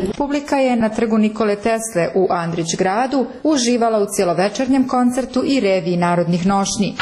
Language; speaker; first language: Croatian; native; Croatian